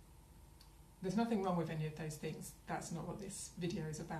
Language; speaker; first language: English; native; English